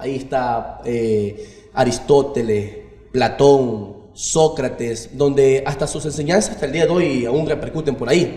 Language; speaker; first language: Spanish; native; Spanish